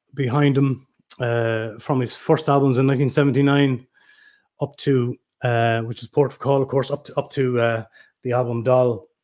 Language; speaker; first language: English; native; English